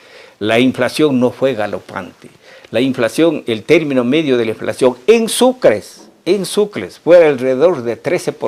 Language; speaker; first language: Spanish; native; Spanish